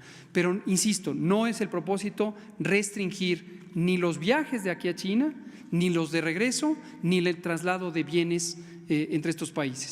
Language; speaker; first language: Spanish; native; Spanish